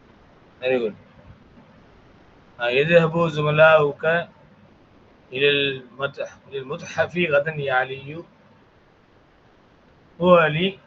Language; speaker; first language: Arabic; non-native, fluent; Tamil